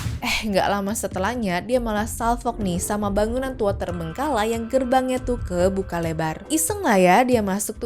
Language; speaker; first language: Indonesian; native; Indonesian